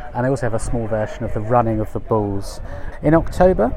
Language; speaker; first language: English; native; English